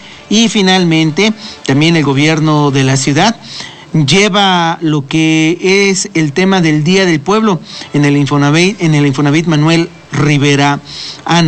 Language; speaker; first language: Spanish; native; Spanish